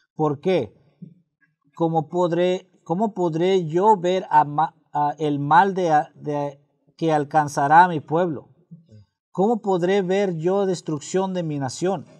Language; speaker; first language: Spanish; early bilingual, heritage; Spanish